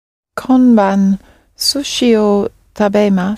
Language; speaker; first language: Japanese; non-native, learner; English